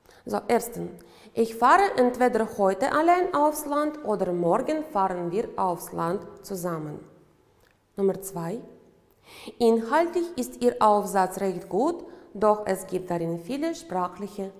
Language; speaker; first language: German; non-native, fluent; Uzbek